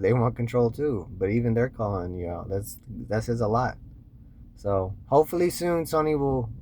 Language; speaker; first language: English; native; English